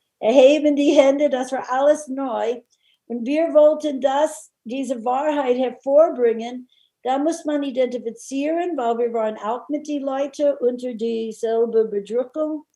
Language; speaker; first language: German; non-native, fluent; English